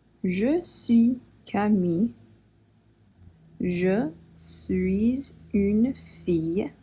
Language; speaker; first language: French; non-native, fluent; English